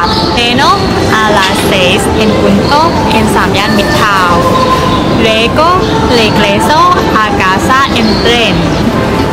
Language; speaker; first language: Spanish; non-native, learner; Thai